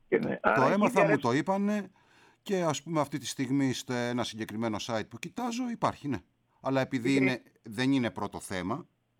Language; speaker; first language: Greek; native; Greek